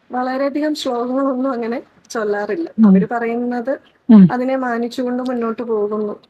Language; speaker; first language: Malayalam; non-native, local second language; Tamil